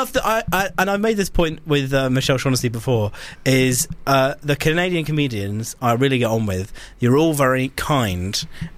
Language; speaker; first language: English; native; English